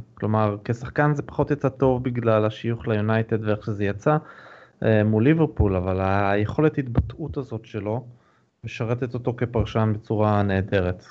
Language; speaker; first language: Hebrew; native; Hebrew